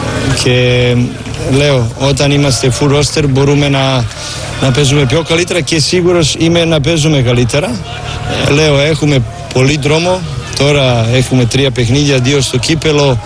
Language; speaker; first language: Greek; non-native, learner; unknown